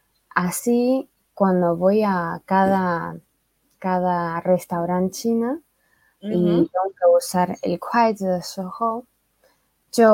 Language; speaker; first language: Spanish; early bilingual, other home language; Chinese